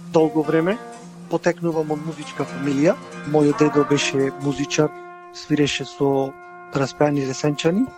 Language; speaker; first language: Macedonian; native; Macedonian